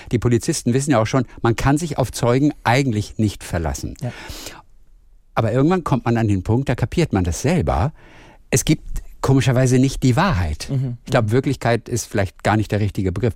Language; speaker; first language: German; native; German